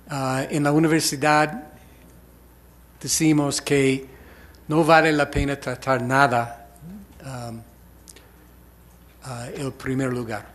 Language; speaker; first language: Spanish; non-native, fluent; English